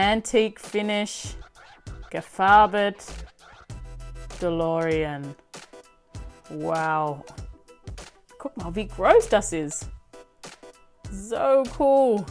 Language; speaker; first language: German; non-native, learner; English